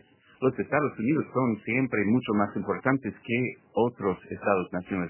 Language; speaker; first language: Spanish; non-native, fluent; English